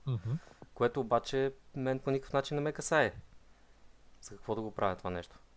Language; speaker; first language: Bulgarian; native; Bulgarian